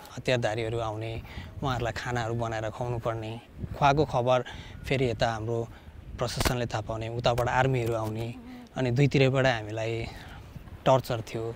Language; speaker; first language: Nepali; native; Nepali